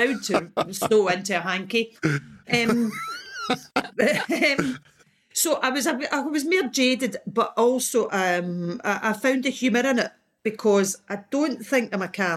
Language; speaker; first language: English; native; English